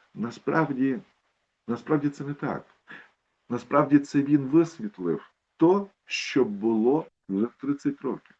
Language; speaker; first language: Ukrainian; non-native, local second language; Russian